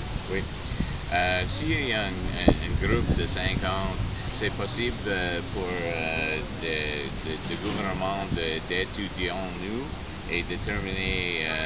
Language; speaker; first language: French; non-native, local second language; English